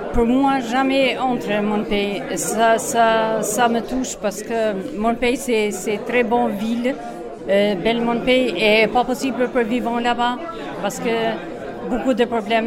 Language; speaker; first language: French; non-native, learner; Albanian